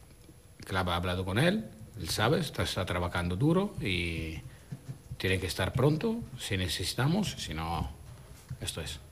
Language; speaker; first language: Spanish; non-native, fluent; Italian